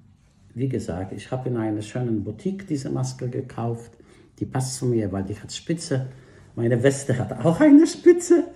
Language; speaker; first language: German; non-native, fluent; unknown